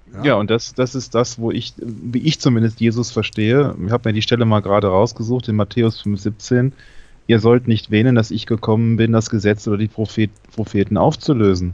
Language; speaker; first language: German; native; German